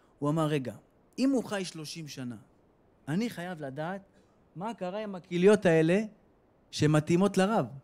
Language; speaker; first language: Hebrew; native; Hebrew